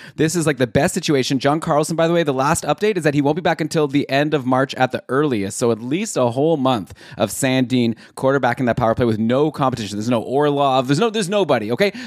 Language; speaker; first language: English; native; English